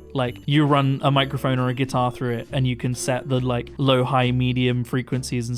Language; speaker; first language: English; native; English